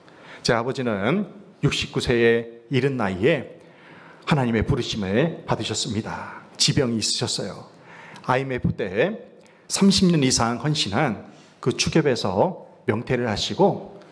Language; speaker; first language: Korean; native; Korean